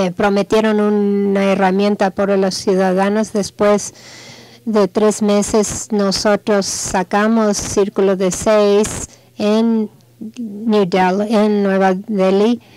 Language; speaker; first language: Spanish; non-native, fluent; English